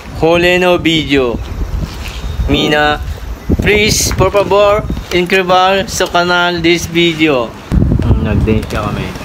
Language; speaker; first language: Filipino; native; Filipino